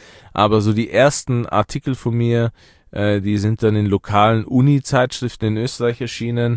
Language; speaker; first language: German; early bilingual, other home language; Persian